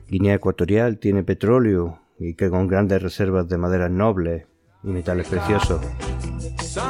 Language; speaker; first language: Spanish; native; Spanish